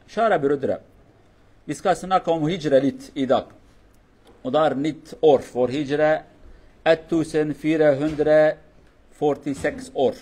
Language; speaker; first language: Norwegian; non-native, learner; Kurdish